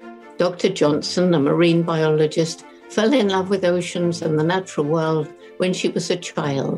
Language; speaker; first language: English; native; English